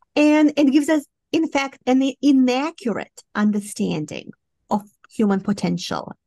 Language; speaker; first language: English; non-native, fluent; Romanian